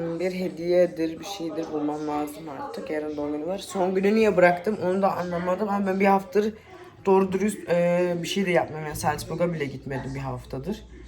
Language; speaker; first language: Turkish; early bilingual, heritage; Turkish